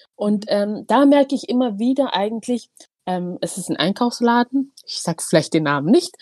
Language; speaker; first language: German; early bilingual, other home language; Tigrinya